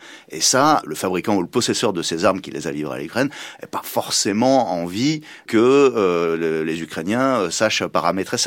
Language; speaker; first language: French; native; French